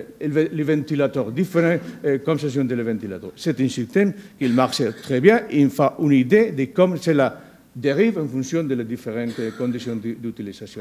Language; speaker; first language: French; non-native, learner; Spanish